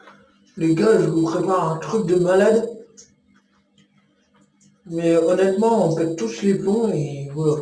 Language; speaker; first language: French; native; French